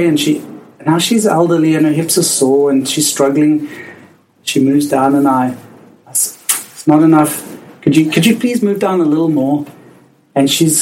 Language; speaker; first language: English; native; English